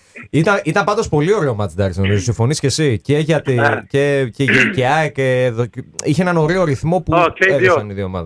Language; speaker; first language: Greek; native; Greek